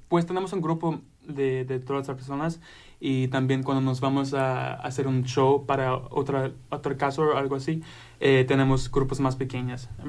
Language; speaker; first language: Spanish; non-native, learner; English